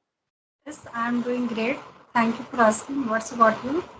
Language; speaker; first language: English; non-native, learner; Hindi